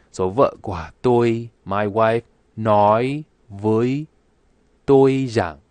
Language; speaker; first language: Vietnamese; non-native, learner; English